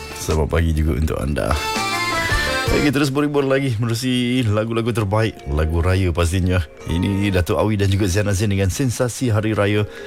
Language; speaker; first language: Malay; native; Malay